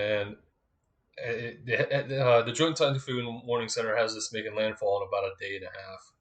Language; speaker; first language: English; native; English